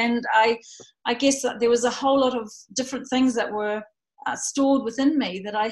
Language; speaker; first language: English; native; English